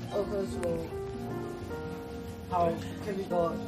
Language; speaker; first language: English; non-native, learner; Hmong